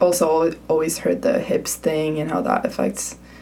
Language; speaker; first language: English; non-native, fluent; Swedish